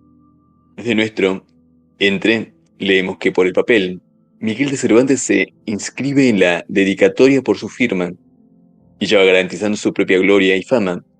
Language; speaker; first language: Spanish; native; Spanish